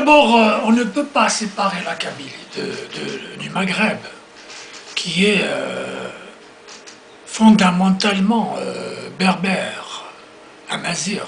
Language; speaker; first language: French; non-native, local second language; Kabyle